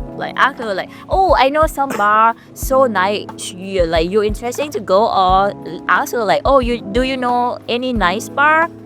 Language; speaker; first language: English; non-native, learner; Thai